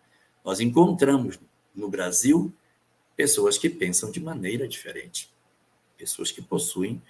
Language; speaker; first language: Portuguese; native; Portuguese